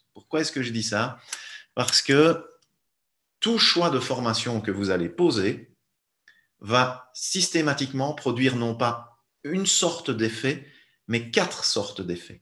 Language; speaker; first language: French; native; French